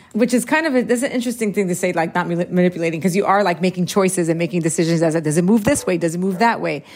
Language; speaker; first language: English; early bilingual, other home language; Spanish